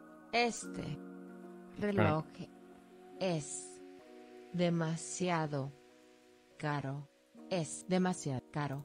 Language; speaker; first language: Spanish; non-native, learner; English